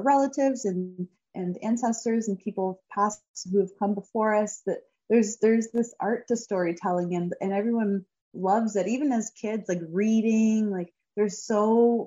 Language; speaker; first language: English; native; English